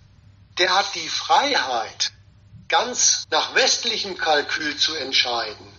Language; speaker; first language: German; native; German